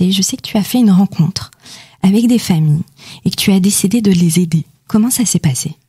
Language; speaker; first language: French; native; French